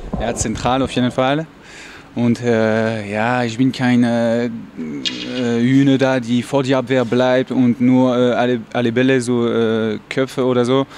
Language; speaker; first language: German; non-native, fluent; French